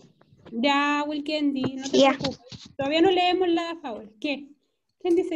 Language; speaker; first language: Spanish; native; Spanish